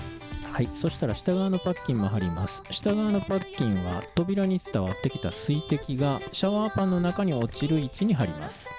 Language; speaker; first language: Japanese; native; Japanese